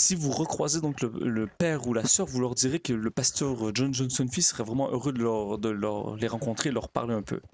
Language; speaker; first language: French; native; French